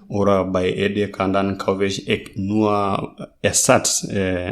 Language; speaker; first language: German; non-native, learner; Masai